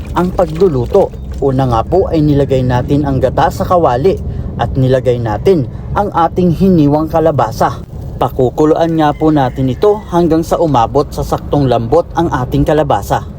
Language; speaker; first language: Filipino; non-native, local second language; Masbatenyo